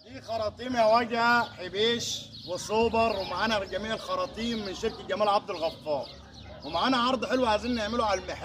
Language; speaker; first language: Arabic; native; Arabic